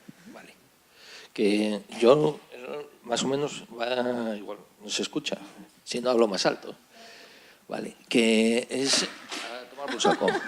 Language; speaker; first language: Spanish; native; Spanish